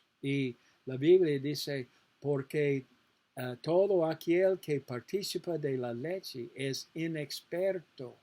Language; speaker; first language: Spanish; non-native, learner; English